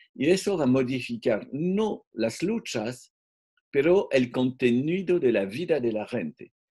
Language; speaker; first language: Spanish; non-native, fluent; French